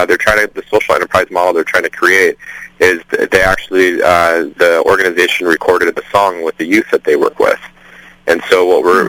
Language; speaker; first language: English; native; English